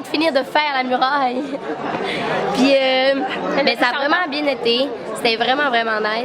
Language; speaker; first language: French; native; French